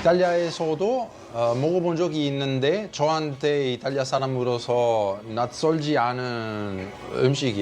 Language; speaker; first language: Korean; early bilingual, heritage; Italian